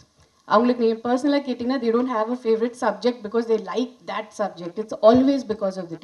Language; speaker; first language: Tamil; non-native, fluent; Hindi